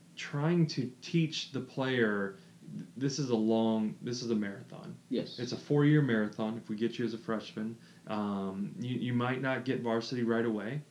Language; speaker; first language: English; native; English